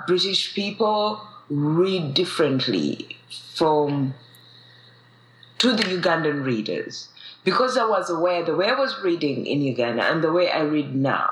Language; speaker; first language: English; non-native, local second language; Ganda